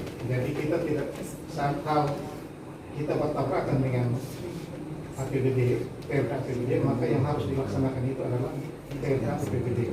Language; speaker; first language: Indonesian; native; Indonesian